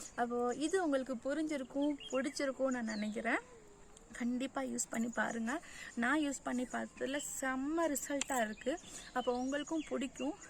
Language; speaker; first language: Tamil; non-native, local second language; Malayalam